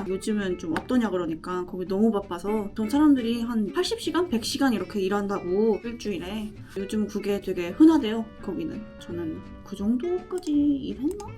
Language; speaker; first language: Korean; early bilingual, heritage; Korean